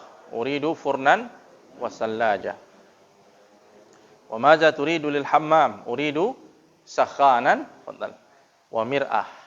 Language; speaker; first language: Arabic; non-native, fluent; Indonesian